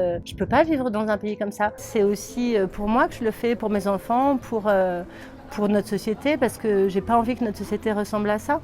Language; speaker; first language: French; native; French